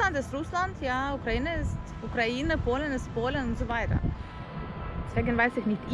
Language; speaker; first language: German; non-native, learner; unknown